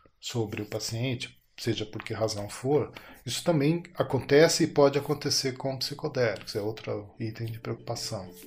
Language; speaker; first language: Portuguese; native; Portuguese